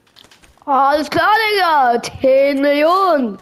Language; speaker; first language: German; native; German